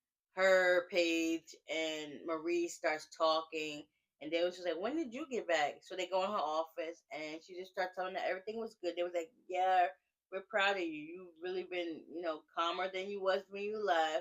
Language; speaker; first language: English; native; English